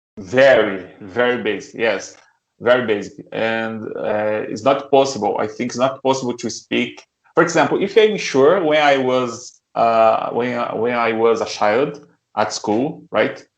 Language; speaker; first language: English; non-native, learner; Portuguese